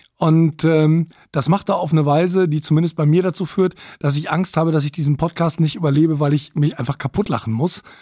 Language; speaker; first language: German; native; German